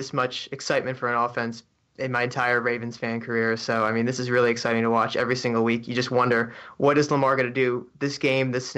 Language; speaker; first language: English; native; English